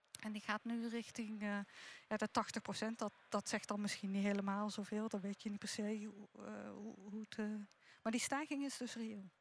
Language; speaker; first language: Dutch; native; Dutch